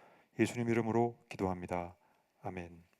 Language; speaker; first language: Korean; native; Korean